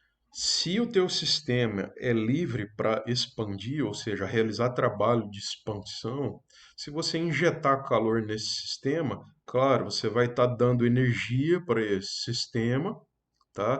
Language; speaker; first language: Portuguese; native; Portuguese